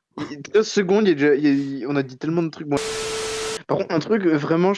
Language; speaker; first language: French; native; French